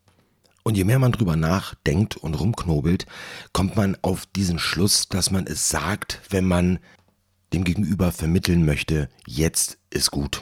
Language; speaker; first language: German; native; German